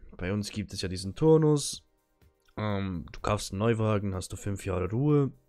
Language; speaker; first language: German; native; German